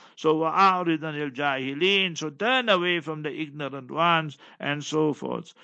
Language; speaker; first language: English; native; English